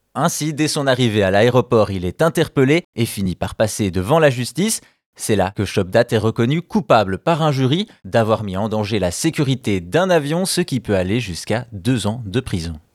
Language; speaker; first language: French; native; French